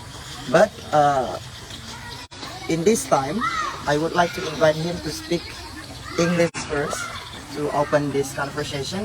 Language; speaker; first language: English; non-native, fluent; Indonesian